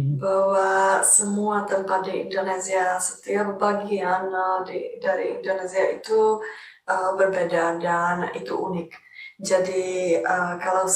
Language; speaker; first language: Indonesian; non-native, fluent; Czech